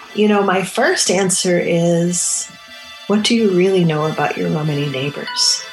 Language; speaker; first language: English; early bilingual, other home language; Romany